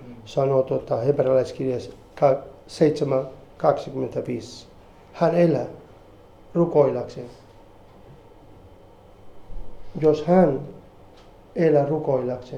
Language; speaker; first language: Finnish; non-native, fluent; Spanish